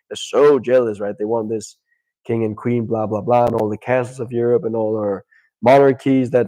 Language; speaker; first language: English; non-native, fluent; Danish